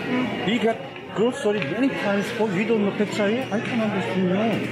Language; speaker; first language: English; non-native, learner; Korean